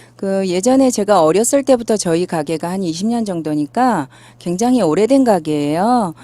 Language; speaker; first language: Korean; native; Korean